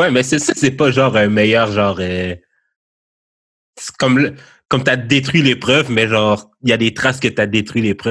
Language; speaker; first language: French; native; French